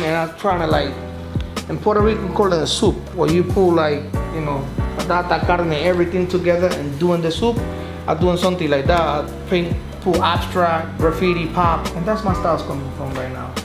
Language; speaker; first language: English; non-native, local second language; Spanish